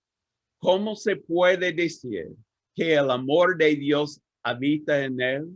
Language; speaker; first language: Spanish; non-native, learner; English